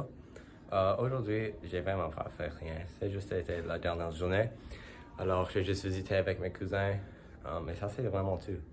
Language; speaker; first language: French; non-native, learner; English